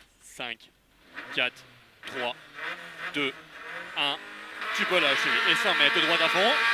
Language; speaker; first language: French; native; French